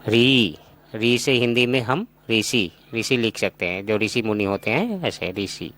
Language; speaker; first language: Hindi; non-native, local second language; Assamese